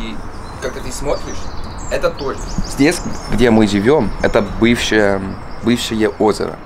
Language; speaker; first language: Russian; non-native, learner; Dutch